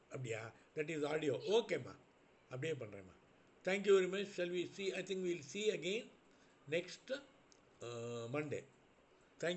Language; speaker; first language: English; non-native, local second language; Tamil